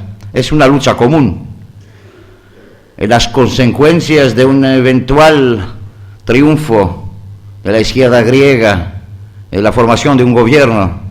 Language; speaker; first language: Spanish; non-native, learner; Greek